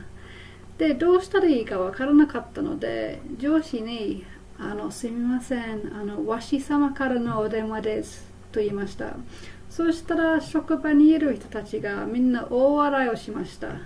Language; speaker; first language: Japanese; non-native, fluent; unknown